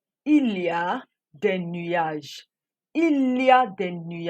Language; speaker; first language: French; non-native, fluent; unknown